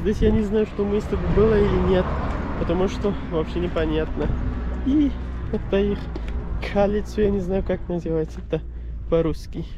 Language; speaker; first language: Russian; non-native, learner; Pashto